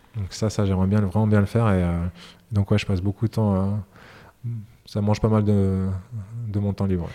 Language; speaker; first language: French; early bilingual, other home language; Serbian